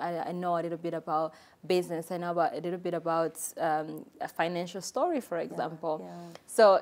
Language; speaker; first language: English; non-native, local second language; Kinyarwanda